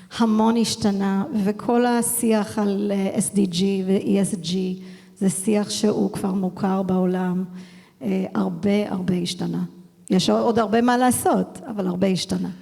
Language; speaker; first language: Hebrew; early bilingual, heritage; English